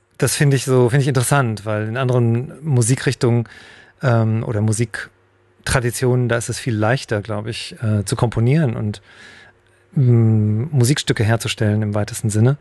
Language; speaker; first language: German; native; German